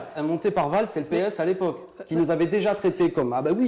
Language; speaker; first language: French; native; French